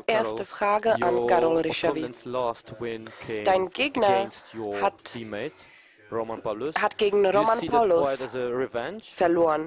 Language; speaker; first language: German; non-native, fluent; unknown